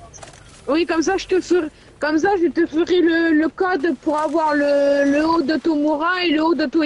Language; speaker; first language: French; native; French